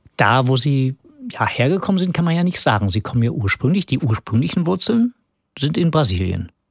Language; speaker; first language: German; native; German